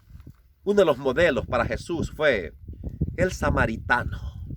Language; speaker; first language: Spanish; native; Spanish